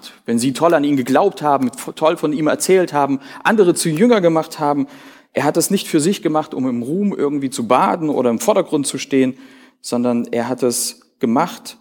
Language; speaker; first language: German; native; German